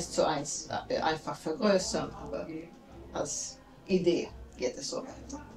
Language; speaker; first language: German; non-native, fluent; Latvian